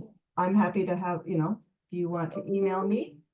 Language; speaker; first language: English; native; English